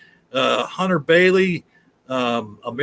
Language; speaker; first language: English; native; English